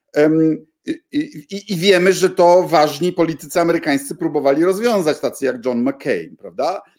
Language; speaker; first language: Polish; native; Polish